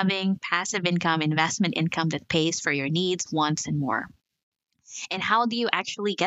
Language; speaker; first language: English; non-native, local second language; Filipino